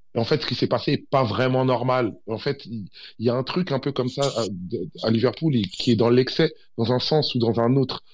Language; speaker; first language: French; early bilingual, other home language; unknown